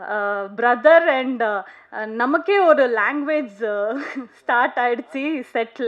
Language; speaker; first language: Tamil; non-native, fluent; Kannada